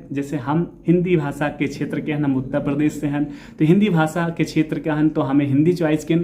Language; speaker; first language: Hindi; native; Hindi